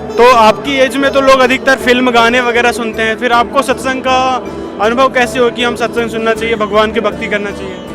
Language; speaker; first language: Hindi; native; Hindi